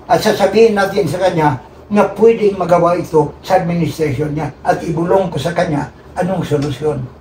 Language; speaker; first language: Filipino; non-native, local second language; Cebuano